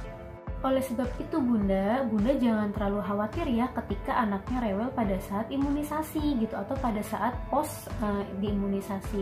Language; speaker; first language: Indonesian; native; Indonesian